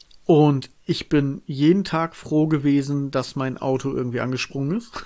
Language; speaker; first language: German; native; German